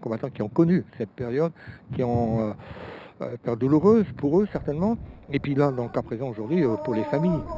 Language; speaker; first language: French; native; French